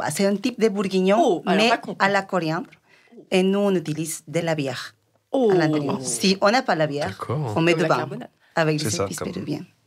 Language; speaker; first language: French; non-native, fluent; Spanish